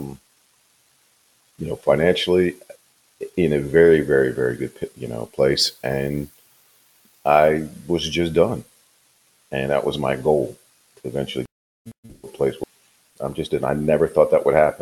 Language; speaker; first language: English; native; English